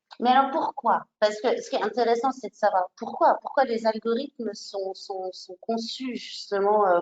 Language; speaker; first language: French; native; French